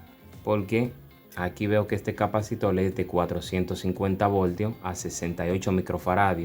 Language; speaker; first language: Spanish; native; Spanish